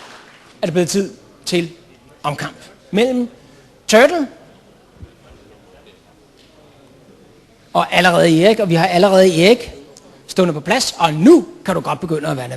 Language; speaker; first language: Danish; native; Danish